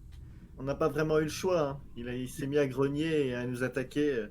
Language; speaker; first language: French; native; French